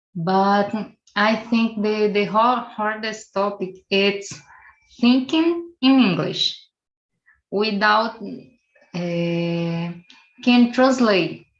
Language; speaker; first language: English; non-native, learner; Portuguese